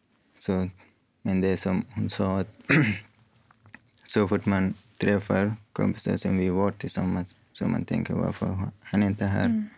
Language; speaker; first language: Swedish; non-native, fluent; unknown